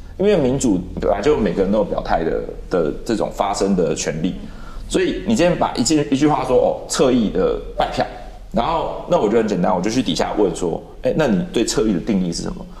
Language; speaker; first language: Chinese; native; Chinese